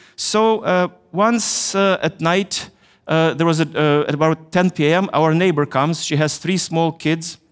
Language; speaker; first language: English; non-native, fluent; Russian